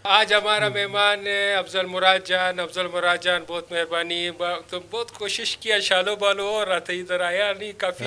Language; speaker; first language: Urdu; non-native, local second language; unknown